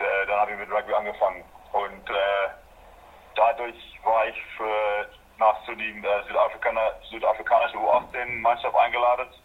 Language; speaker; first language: German; non-native, fluent; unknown